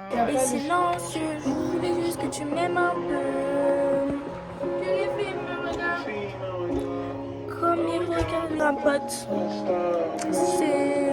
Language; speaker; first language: French; native; French